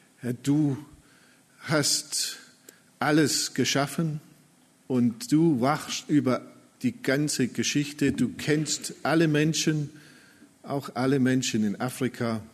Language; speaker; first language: German; non-native, fluent; English